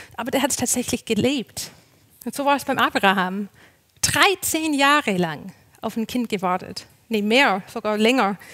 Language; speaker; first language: German; non-native, fluent; English